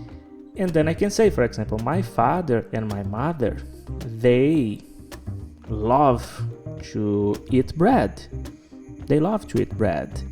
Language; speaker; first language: English; non-native, fluent; Portuguese